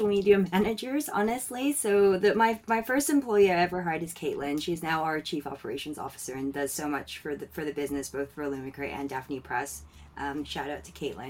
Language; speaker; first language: English; non-native, local second language; Filipino